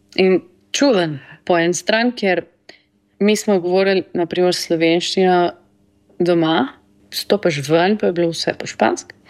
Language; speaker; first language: Slovenian; early bilingual, heritage; Slovenian